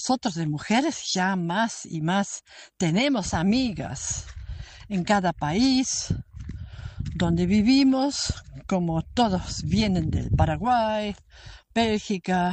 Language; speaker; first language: Spanish; non-native, fluent; German